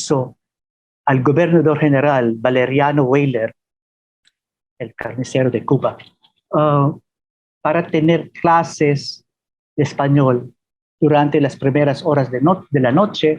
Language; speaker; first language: Spanish; non-native, fluent; Filipino